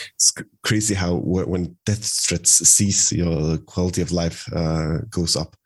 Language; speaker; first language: English; non-native, fluent; Norwegian